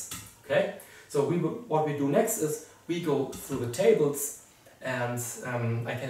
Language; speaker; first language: English; non-native, fluent; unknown